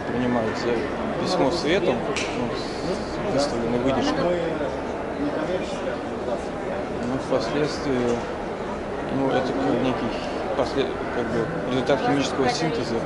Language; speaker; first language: Russian; native; Russian